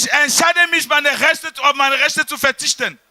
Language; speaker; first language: German; non-native, fluent; French